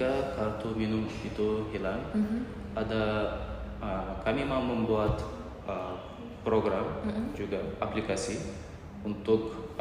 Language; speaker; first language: Indonesian; non-native, learner; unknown